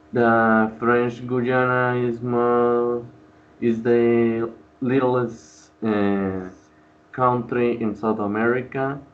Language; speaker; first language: English; non-native, learner; Spanish